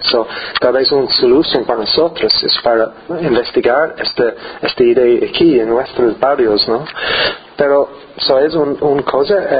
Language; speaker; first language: Spanish; non-native, learner; English